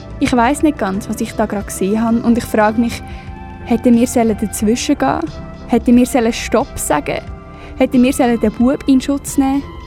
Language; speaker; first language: German; native; German